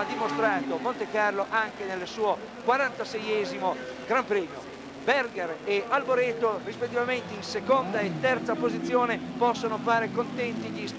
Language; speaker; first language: Italian; native; Italian